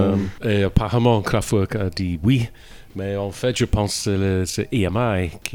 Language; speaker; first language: French; non-native, learner; English